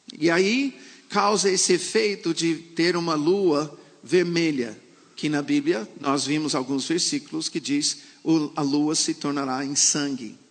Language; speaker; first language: Portuguese; non-native, fluent; English